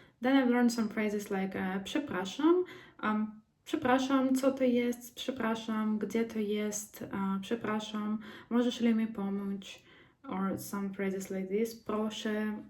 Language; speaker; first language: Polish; non-native, learner; Ukrainian